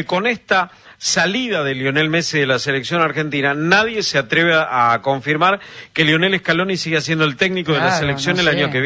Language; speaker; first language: Spanish; native; Spanish